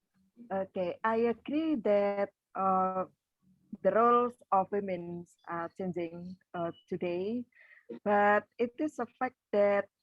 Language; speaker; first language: English; non-native, fluent; Indonesian